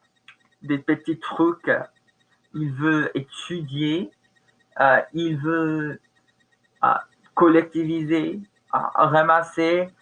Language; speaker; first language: French; non-native, learner; English